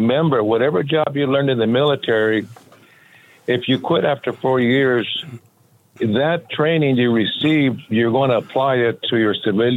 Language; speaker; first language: English; native; English